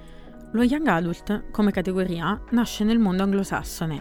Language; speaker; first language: Italian; native; Italian